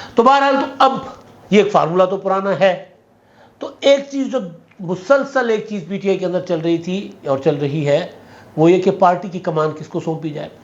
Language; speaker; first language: Urdu; non-native, local second language; Sindhi